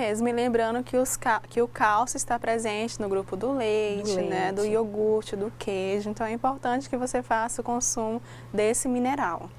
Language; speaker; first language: Portuguese; native; Portuguese